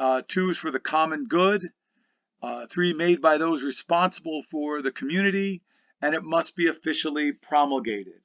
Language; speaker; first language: English; native; English